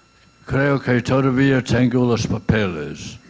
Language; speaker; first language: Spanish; non-native, learner; English